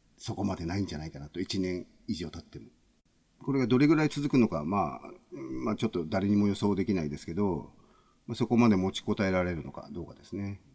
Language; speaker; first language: Japanese; native; Japanese